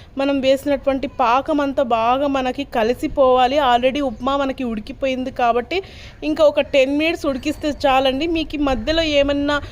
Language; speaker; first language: Telugu; non-native, local second language; Urdu